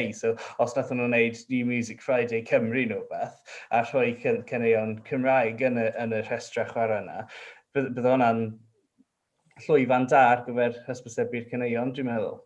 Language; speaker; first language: Welsh; non-native, local second language; English